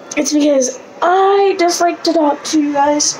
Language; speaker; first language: English; native; English